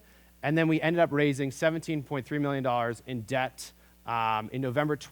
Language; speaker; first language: English; native; English